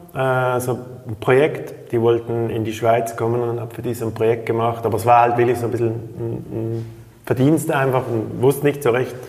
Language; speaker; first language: German; native; German